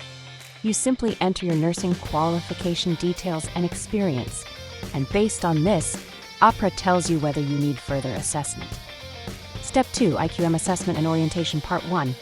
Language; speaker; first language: English; non-native, local second language; Punjabi